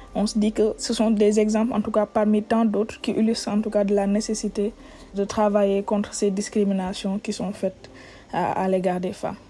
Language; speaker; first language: French; non-native, local second language; Wolof